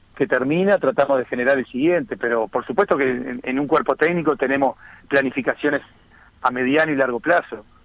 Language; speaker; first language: Spanish; native; Spanish